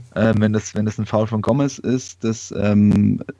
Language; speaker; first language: German; native; German